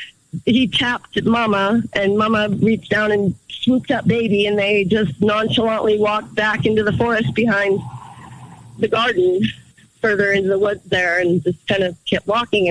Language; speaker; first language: English; native; English